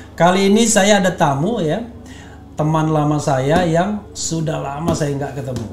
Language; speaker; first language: Indonesian; native; Indonesian